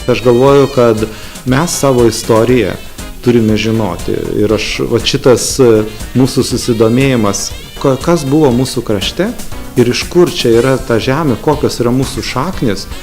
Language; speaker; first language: Lithuanian; native; Lithuanian